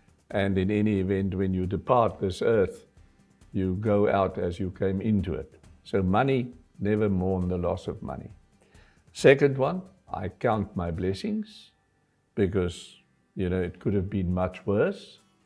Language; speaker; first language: English; non-native, local second language; Afrikaans